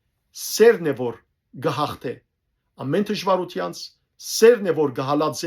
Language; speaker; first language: Armenian; native; Armenian